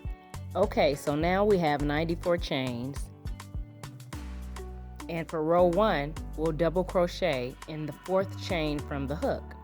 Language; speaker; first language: English; native; English